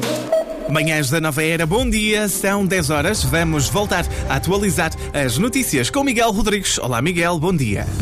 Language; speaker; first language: Portuguese; native; Portuguese